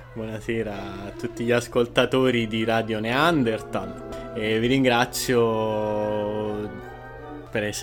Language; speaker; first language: Italian; native; Italian